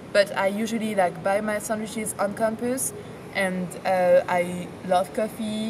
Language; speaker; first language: English; non-native, fluent; French